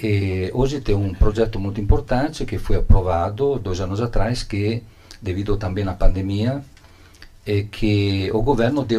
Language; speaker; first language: Portuguese; non-native, learner; Italian